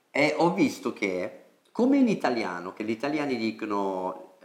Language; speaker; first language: Italian; non-native, fluent; English